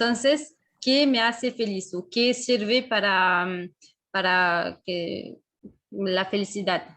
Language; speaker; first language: Spanish; non-native, fluent; French